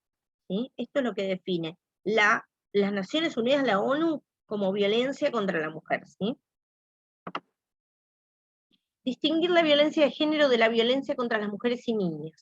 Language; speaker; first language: Spanish; native; Spanish